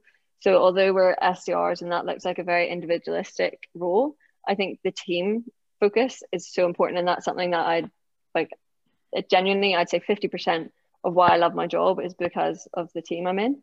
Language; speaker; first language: English; native; English